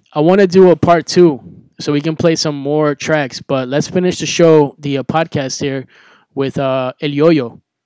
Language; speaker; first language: English; early bilingual, other home language; Spanish